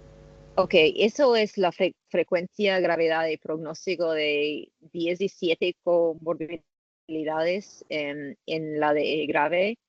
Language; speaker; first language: Spanish; non-native, learner; English